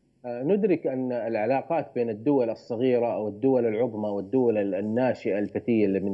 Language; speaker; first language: Arabic; native; Arabic